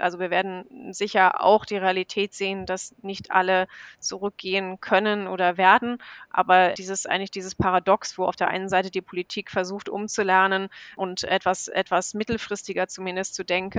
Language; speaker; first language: German; native; German